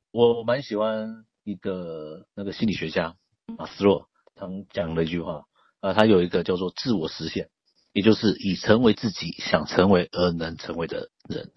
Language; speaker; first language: Chinese; native; Chinese